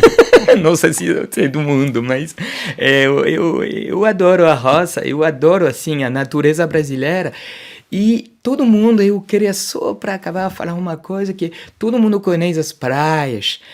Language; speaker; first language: Portuguese; non-native, fluent; French